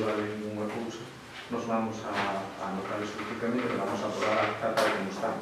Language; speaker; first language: Spanish; non-native, local second language; Galician